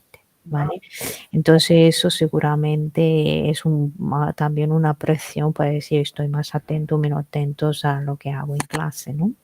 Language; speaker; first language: Spanish; non-native, fluent; Italian